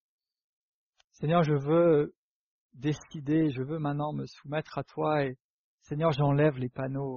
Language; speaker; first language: French; native; French